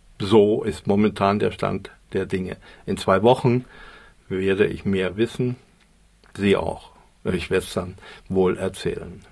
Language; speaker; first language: German; native; German